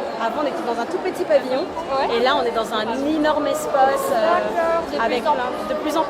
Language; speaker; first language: French; native; French